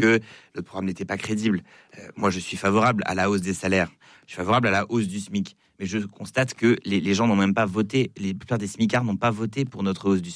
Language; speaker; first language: French; native; French